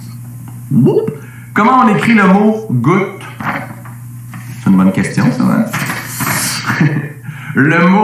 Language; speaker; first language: French; native; French